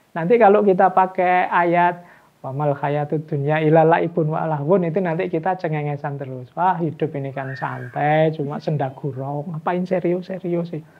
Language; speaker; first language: Indonesian; non-native, local second language; Javanese